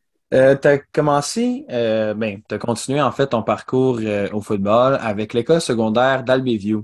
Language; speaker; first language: French; native; French